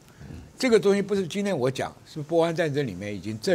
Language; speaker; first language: Chinese; native; Chinese